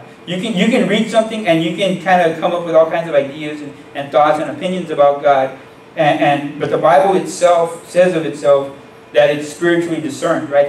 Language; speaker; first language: English; native; English